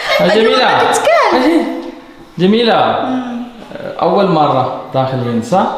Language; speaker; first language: Arabic; non-native, learner; Malayalam